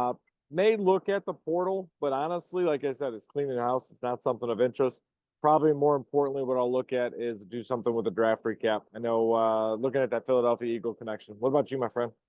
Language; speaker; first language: English; native; English